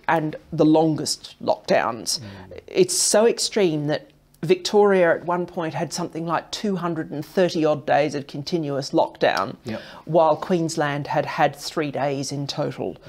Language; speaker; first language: English; native; English